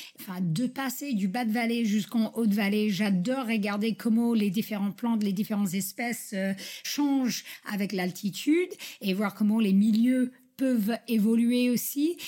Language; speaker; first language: French; non-native, fluent; English